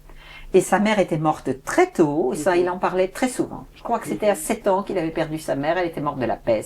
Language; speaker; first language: French; native; French